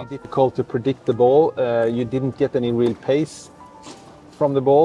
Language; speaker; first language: English; non-native, fluent; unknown